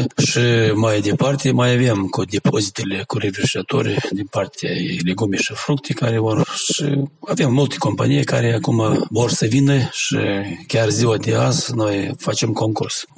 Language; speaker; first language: Romanian; non-native, local second language; Gagauz